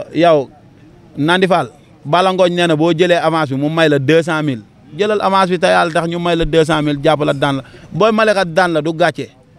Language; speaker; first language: Wolof; non-native, local second language; Jola-Fonyi